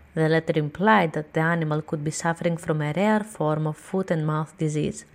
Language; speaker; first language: English; non-native, fluent; Greek